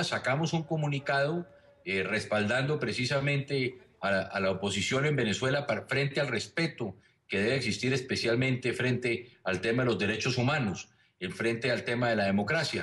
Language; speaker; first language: Spanish; native; Spanish